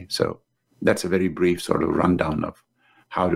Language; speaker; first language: English; native; English